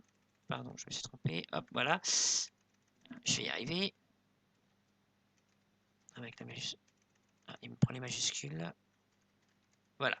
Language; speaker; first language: French; native; French